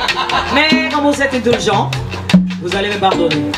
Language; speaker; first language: French; non-native, fluent; Spanish